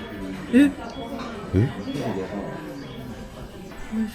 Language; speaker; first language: Japanese; native; Japanese